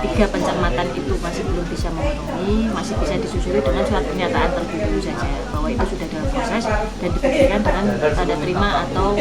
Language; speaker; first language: Indonesian; native; Indonesian